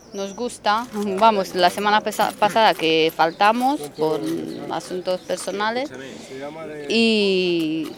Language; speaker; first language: Spanish; non-native, fluent; Romanian